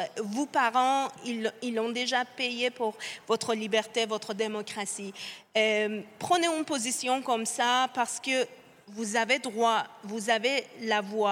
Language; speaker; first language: French; non-native, fluent; Persian